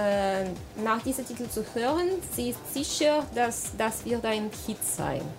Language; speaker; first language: German; non-native, learner; Russian